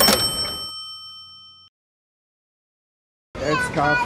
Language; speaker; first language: English; non-native, learner; French